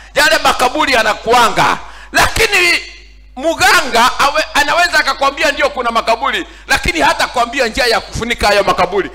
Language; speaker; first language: Swahili; non-native, local second language; Gusii